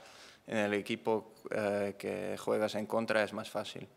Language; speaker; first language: Spanish; non-native, fluent; Dutch